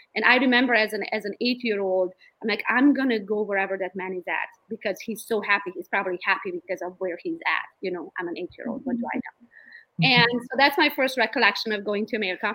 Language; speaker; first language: English; non-native, fluent; Romanian